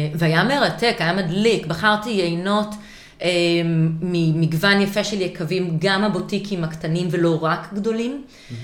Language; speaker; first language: Hebrew; native; Hebrew